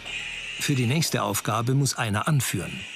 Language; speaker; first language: German; native; German